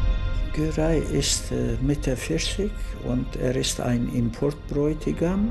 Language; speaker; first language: German; non-native, fluent; Turkish